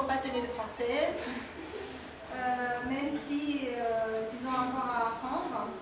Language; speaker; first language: French; non-native, fluent; Romanian